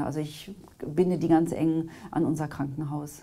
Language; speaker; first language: German; native; German